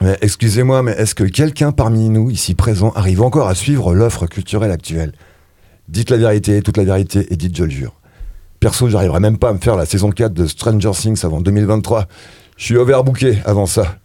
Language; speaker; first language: French; native; French